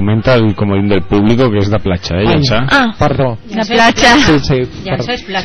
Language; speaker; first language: Catalan; native; Catalan